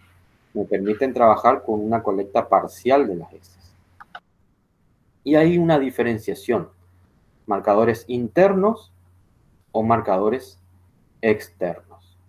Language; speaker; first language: Spanish; native; Spanish